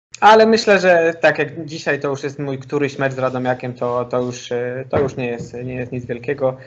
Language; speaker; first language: Polish; native; Polish